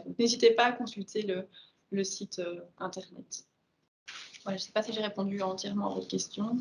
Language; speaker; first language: French; native; French